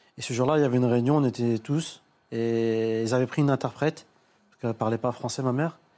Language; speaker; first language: French; early bilingual, other home language; Arabic